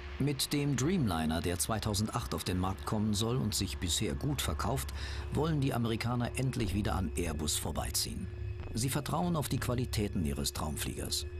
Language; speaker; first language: German; native; German